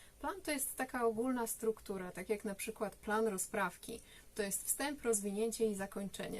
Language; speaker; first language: Polish; native; Polish